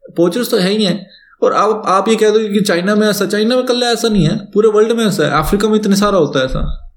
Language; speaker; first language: Hindi; native; Hindi